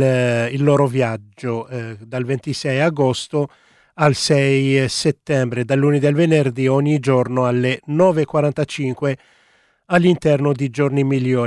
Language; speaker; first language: Italian; native; Italian